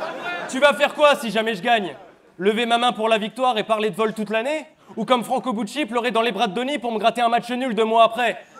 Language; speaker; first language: French; native; French